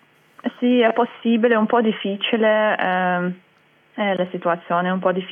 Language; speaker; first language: Italian; non-native, fluent; Russian